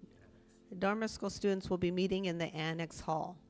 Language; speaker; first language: English; native; English